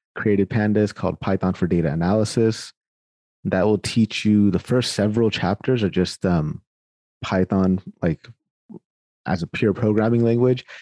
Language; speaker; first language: English; native; English